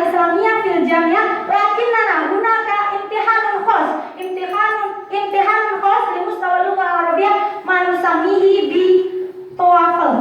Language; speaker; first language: Arabic; non-native, learner; Indonesian